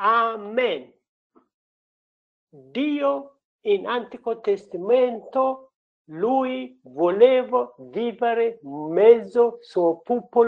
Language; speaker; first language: Italian; non-native, learner; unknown